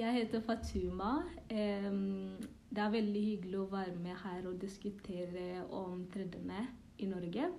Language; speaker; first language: Norwegian; early bilingual, other home language; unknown